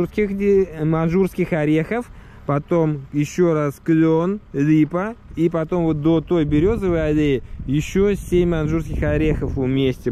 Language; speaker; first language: Russian; native; Russian